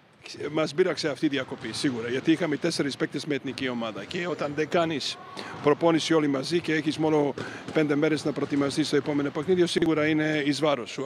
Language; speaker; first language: Greek; non-native, fluent; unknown